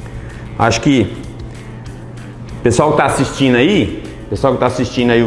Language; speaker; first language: Portuguese; native; Portuguese